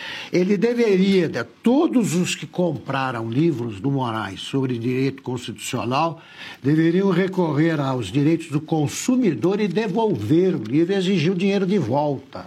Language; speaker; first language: Portuguese; native; Portuguese